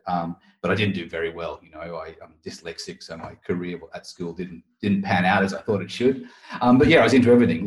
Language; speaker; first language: English; native; English